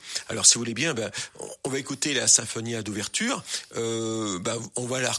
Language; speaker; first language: French; native; French